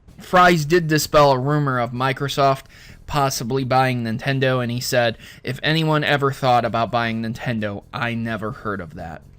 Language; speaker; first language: English; native; English